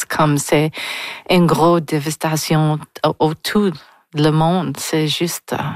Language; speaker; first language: French; non-native, learner; English